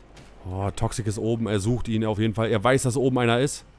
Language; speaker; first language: German; native; German